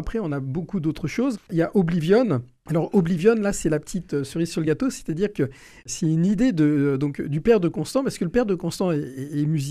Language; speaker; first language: French; native; French